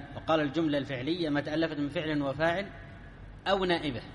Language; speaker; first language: Arabic; native; Arabic